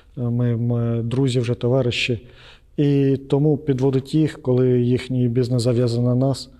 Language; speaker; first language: Ukrainian; native; Ukrainian